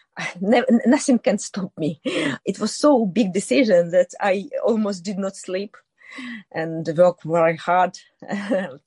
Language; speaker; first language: English; non-native, learner; Ukrainian